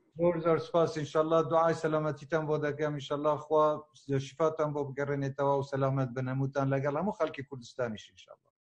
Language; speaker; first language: Central Kurdish; non-native, local second language; Kurdish